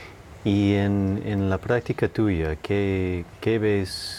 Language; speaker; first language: Spanish; non-native, fluent; English